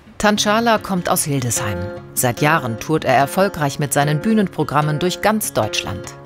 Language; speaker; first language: German; native; German